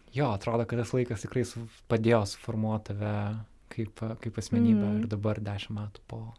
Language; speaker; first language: Lithuanian; native; Lithuanian